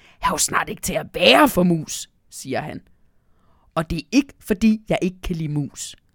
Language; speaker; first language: Danish; native; Danish